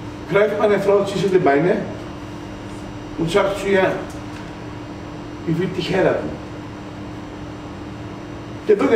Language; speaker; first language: German; non-native, fluent; Greek